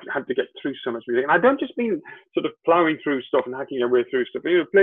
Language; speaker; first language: English; native; English